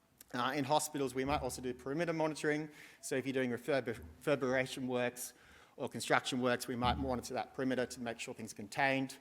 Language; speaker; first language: English; native; English